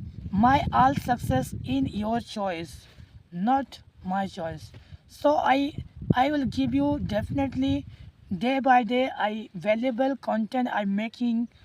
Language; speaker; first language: English; non-native, learner; Hindi